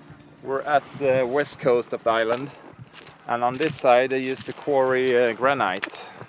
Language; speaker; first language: English; non-native, fluent; Swedish